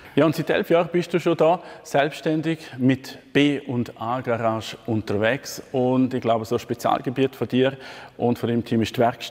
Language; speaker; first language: German; native; German